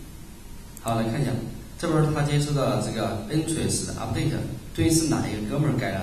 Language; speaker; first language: Chinese; native; Chinese